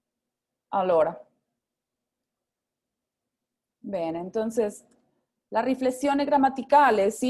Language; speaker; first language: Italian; non-native, fluent; Spanish